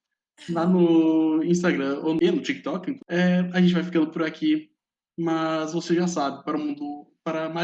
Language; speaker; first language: Portuguese; native; Portuguese